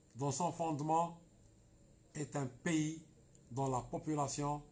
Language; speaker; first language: French; non-native, local second language; Arabic